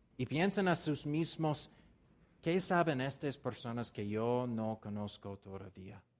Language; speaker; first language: Spanish; non-native, learner; English